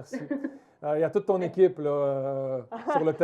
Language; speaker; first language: French; native; French